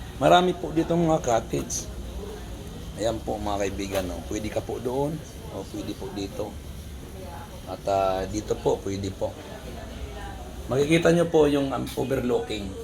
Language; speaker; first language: Filipino; non-native, local second language; Bikol